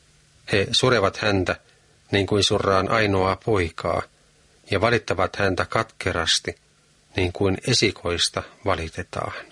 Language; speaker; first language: Finnish; native; Finnish